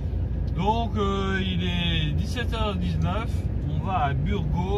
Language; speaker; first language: French; native; French